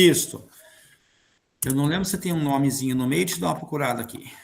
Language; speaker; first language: Portuguese; native; Portuguese